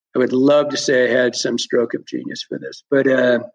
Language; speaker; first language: English; native; English